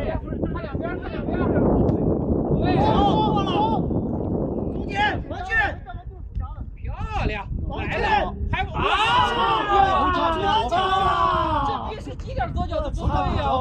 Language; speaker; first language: Chinese; native; Chinese